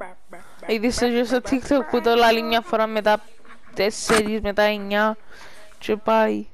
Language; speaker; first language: Greek; native; Greek